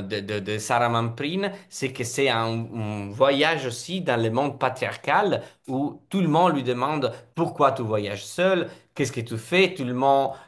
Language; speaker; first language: French; non-native, fluent; Italian